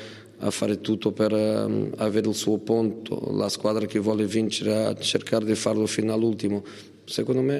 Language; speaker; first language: Italian; non-native, fluent; Portuguese